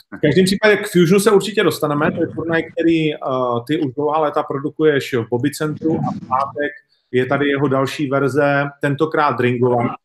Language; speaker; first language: Czech; native; Czech